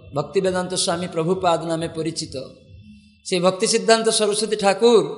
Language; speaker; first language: Bangla; non-native, fluent; Odia